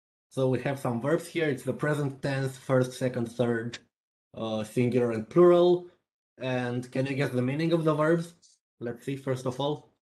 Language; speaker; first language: English; non-native, fluent; Romanian